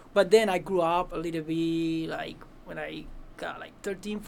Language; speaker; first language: English; non-native, fluent; Spanish